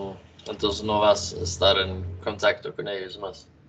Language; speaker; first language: Spanish; non-native, learner; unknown